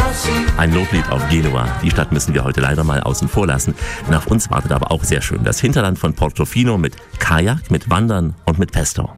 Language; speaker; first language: German; native; German